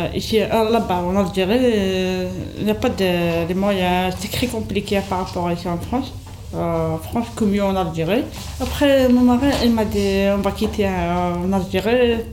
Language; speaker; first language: French; non-native, local second language; Kabyle